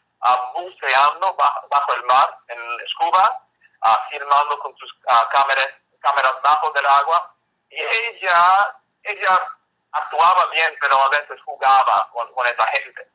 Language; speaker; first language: Spanish; non-native, fluent; English